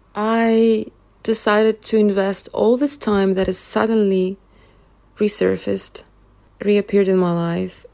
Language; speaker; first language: English; non-native, fluent; Russian